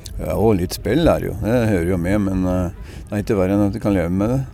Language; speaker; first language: Norwegian; native; Norwegian